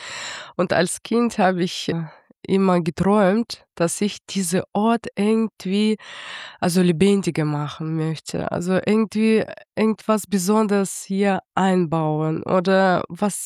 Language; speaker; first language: German; non-native, fluent; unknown